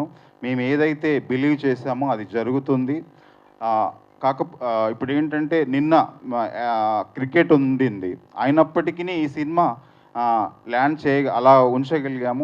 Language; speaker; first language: Telugu; native; Telugu